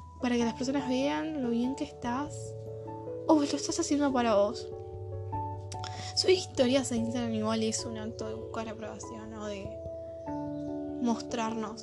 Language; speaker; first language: Spanish; native; Spanish